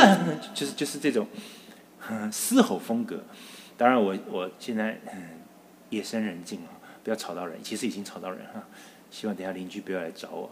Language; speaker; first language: Chinese; native; Chinese